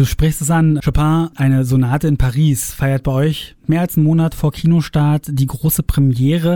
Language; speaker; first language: German; native; German